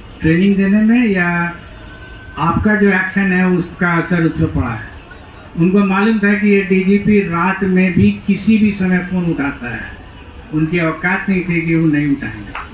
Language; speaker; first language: Hindi; native; Hindi